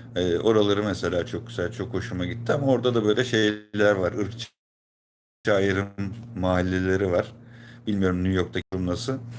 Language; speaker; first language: Turkish; native; Turkish